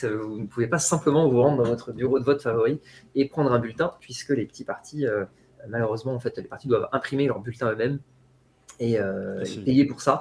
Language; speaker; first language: French; native; French